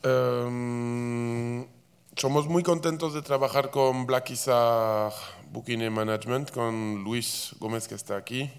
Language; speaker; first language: Spanish; non-native, fluent; Basque